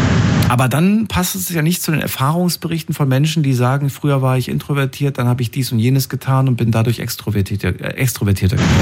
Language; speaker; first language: German; native; German